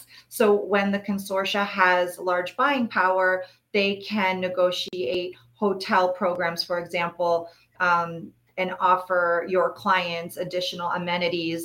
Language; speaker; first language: English; native; English